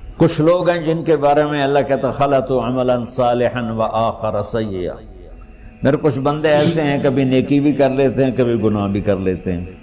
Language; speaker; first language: Urdu; non-native, local second language; Punjabi